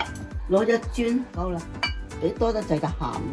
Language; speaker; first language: Cantonese; native; Cantonese